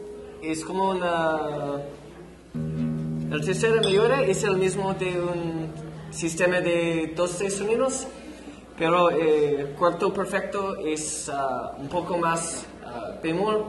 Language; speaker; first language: Spanish; non-native, learner; English